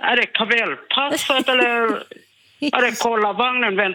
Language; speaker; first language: Swedish; non-native, learner; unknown